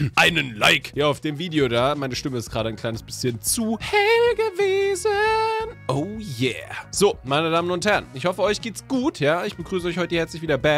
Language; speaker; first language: German; native; German